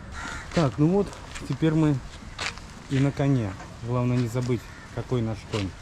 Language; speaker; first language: Russian; native; Russian